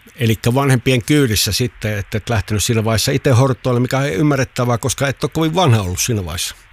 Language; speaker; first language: Finnish; native; Finnish